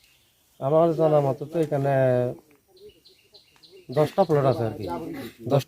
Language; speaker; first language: Bangla; non-native, local second language; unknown